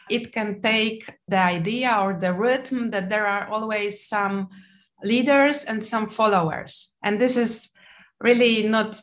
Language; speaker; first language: English; non-native, fluent; Polish